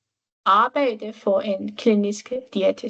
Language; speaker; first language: Danish; non-native, fluent; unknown